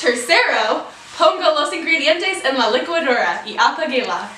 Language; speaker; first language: Spanish; non-native, learner; English